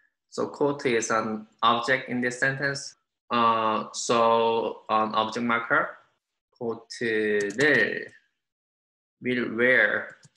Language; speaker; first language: English; non-native, fluent; Korean